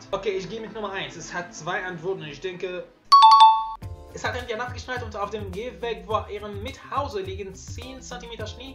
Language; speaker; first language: German; non-native, learner; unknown